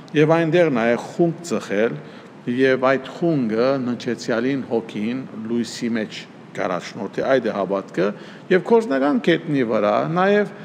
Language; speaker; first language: Armenian; native; Armenian